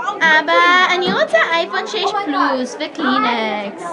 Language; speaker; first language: Hebrew; non-native, learner; English